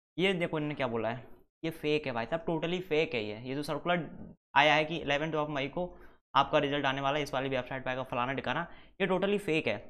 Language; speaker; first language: Hindi; native; Hindi